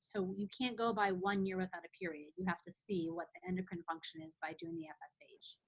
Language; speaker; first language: English; native; English